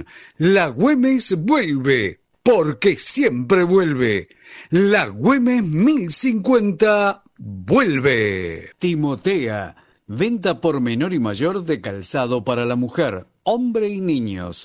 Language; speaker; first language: Spanish; native; Spanish